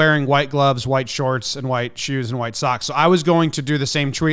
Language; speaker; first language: English; native; English